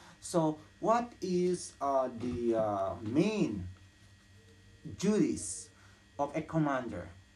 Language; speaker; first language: English; non-native, local second language; Filipino